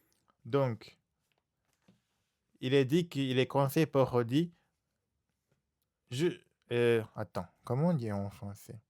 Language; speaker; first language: French; non-native, learner; Japanese